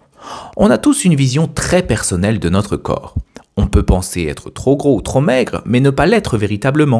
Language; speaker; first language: French; native; French